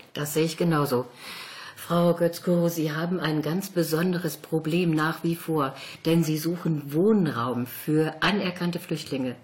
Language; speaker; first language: German; native; German